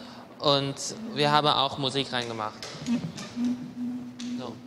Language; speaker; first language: German; non-native, learner; Chinese